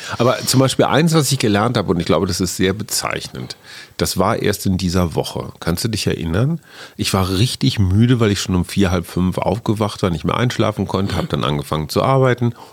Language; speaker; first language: German; native; German